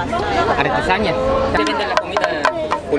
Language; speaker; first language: Spanish; non-native, fluent; Korean